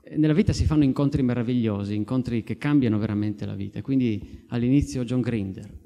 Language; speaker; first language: Italian; native; Italian